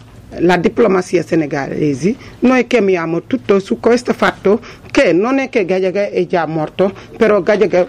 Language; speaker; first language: Italian; non-native, learner; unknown